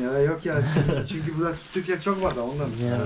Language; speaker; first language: Turkish; non-native, fluent; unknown